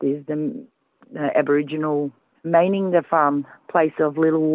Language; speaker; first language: Dutch; early bilingual, heritage; Dutch